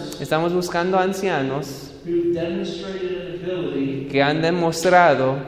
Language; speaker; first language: Spanish; non-native, fluent; English